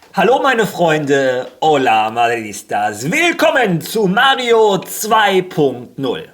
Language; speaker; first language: German; early bilingual, other home language; Spanish